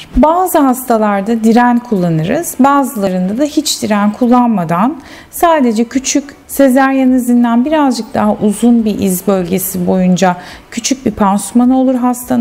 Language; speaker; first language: Turkish; native; Turkish